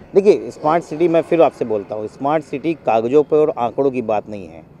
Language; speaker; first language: Hindi; native; Hindi